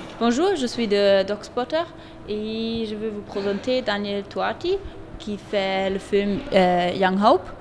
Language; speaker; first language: French; non-native, learner; German